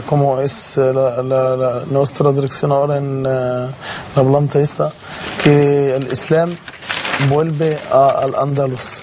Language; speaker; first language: Spanish; non-native, fluent; Arabic